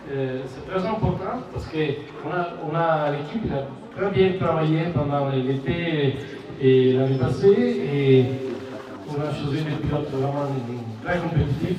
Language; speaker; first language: French; non-native, fluent; Italian